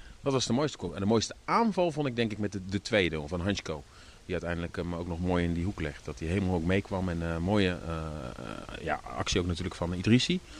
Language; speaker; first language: Dutch; native; Dutch